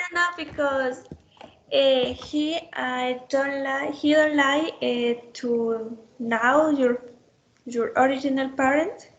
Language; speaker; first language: English; non-native, learner; Spanish